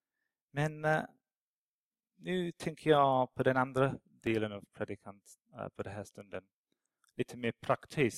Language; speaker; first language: Swedish; non-native, fluent; English